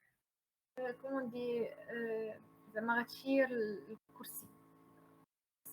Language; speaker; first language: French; non-native, local second language; Arabic